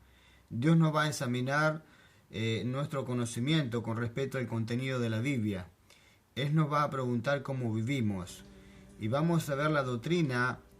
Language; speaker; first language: Spanish; non-native, fluent; French